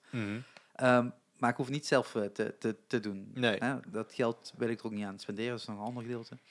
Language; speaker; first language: Dutch; native; Dutch